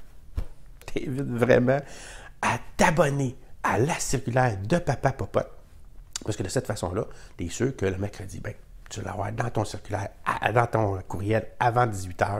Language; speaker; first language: French; native; French